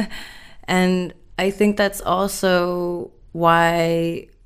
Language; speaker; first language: English; non-native, fluent; Indonesian